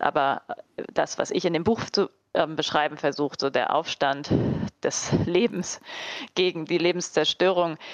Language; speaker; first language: German; native; German